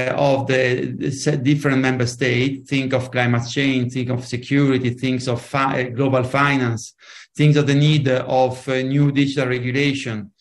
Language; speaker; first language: English; non-native, fluent; Italian